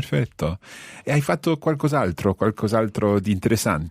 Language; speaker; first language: Italian; non-native, fluent; English